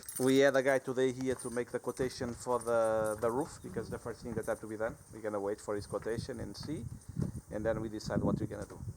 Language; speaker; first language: English; non-native, fluent; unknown